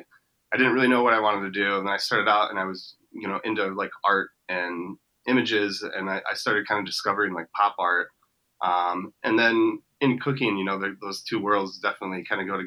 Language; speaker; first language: English; native; English